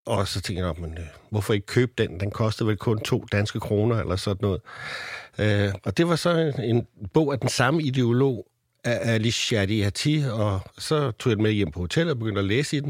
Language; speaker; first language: Danish; native; Danish